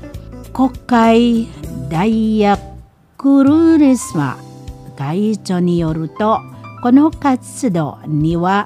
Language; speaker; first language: Japanese; non-native, learner; Indonesian